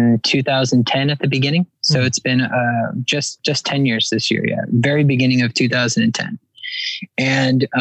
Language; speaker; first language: English; native; English